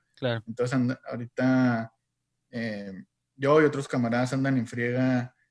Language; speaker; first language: Spanish; native; Spanish